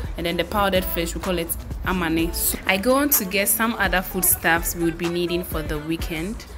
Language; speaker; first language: English; non-native, local second language; Akan